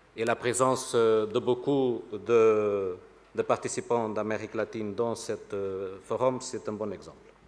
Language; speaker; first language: French; non-native, fluent; Portuguese